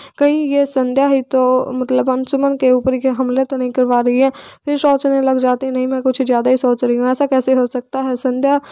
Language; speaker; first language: Hindi; native; Hindi